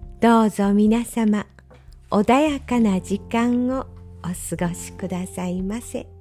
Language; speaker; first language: Japanese; native; Japanese